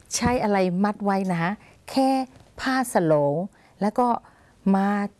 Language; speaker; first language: Thai; non-native, fluent; Burmese